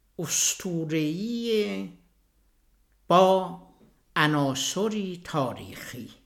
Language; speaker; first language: Persian; native; Persian